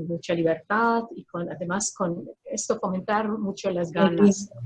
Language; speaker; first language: Spanish; non-native, fluent; Filipino